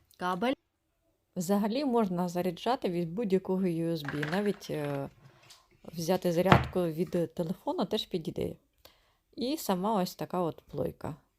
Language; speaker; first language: Ukrainian; native; Ukrainian